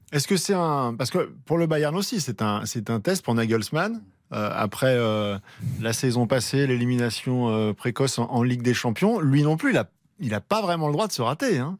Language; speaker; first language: French; native; French